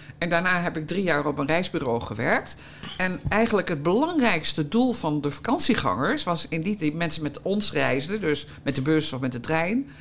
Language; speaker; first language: Dutch; native; Dutch